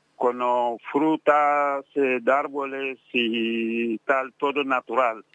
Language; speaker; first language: Spanish; non-native, fluent; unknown